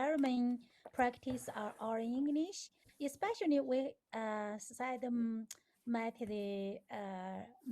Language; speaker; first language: English; non-native, learner; Chinese